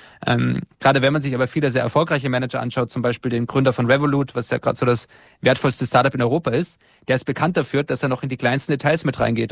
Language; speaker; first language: German; native; German